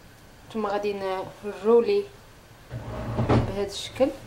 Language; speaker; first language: Arabic; native; Arabic